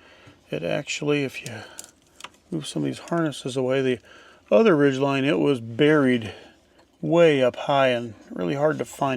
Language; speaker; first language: English; native; English